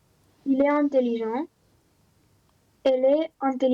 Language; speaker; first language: French; non-native, learner; Romanian